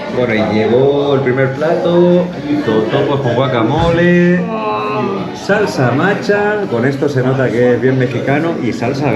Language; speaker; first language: Spanish; native; Spanish